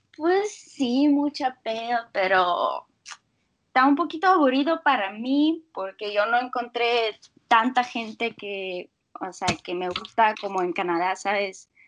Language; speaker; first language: Spanish; non-native, fluent; Russian